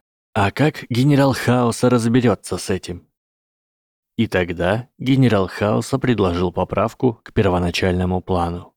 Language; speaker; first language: Russian; native; Russian